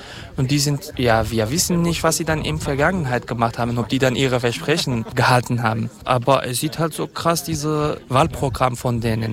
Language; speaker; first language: German; non-native, fluent; Kurdish